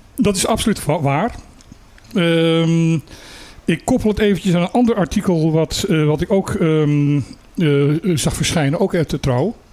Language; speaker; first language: Dutch; native; Dutch